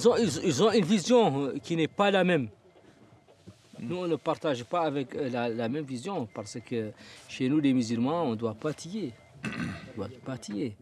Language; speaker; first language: French; non-native, local second language; Arabic